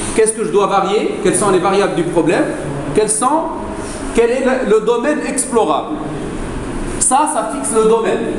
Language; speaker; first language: French; non-native, local second language; Arabic